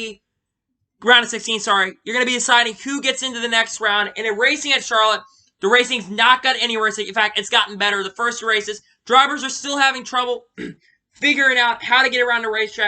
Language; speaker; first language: English; native; English